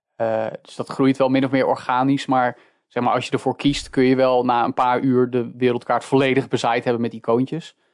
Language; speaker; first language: Dutch; native; Dutch